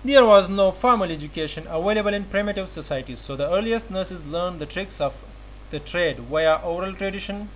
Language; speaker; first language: English; non-native, local second language; Urdu